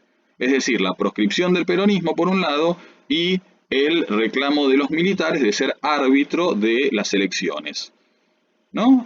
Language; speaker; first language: Spanish; native; Spanish